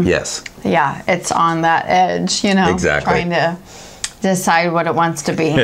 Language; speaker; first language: English; native; English